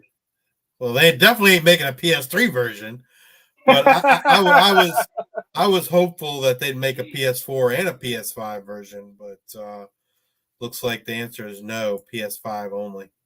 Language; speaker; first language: English; native; English